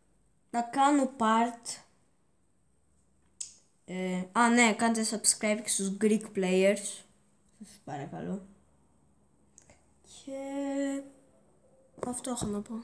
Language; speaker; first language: Greek; early bilingual, heritage; Greek